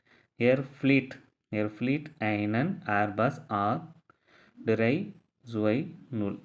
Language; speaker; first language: German; non-native, learner; Tamil